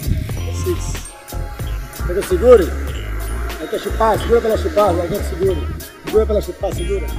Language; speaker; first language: Portuguese; native; Portuguese